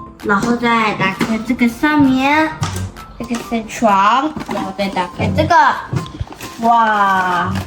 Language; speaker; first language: Chinese; early bilingual, heritage; Chinese